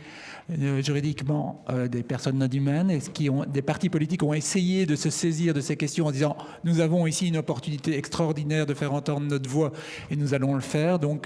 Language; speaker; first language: French; native; French